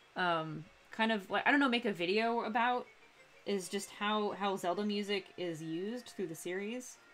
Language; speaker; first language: English; native; English